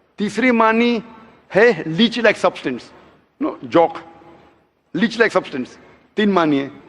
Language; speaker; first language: Hindi; non-native, local second language; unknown